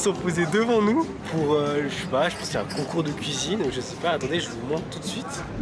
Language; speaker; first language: French; native; French